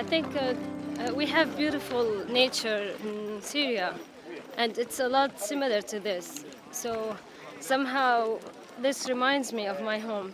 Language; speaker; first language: English; non-native, local second language; Arabic